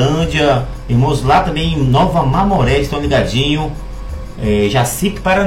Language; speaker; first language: Portuguese; native; Portuguese